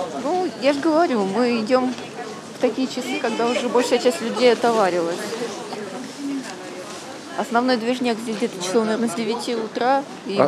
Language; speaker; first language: Russian; native; Russian